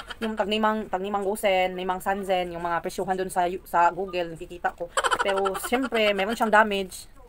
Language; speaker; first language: Filipino; native; Filipino